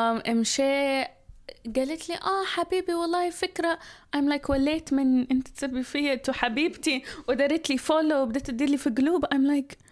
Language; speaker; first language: Arabic; early bilingual, heritage; Arabic